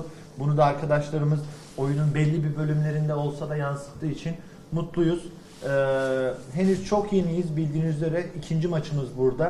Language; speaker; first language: Turkish; native; Turkish